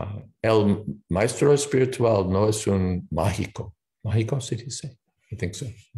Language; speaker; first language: Spanish; non-native, fluent; English